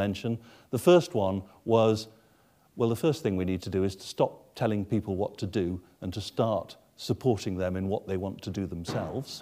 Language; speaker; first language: English; native; English